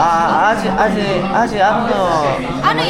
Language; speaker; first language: Japanese; non-native, learner; Korean